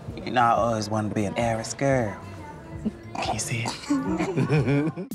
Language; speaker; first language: English; native; English